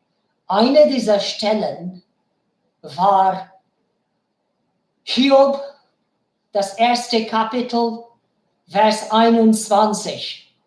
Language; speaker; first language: German; non-native, fluent; Bangla